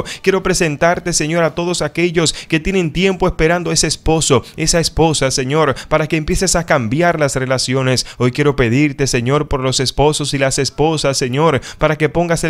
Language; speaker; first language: Spanish; native; Spanish